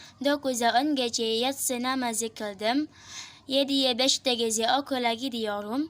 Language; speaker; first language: Turkish; non-native, learner; Indonesian